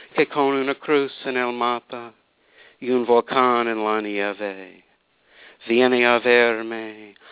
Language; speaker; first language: Spanish; non-native, fluent; English